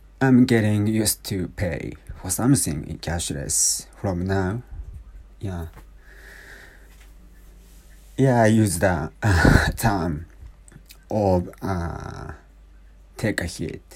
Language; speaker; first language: English; non-native, learner; Japanese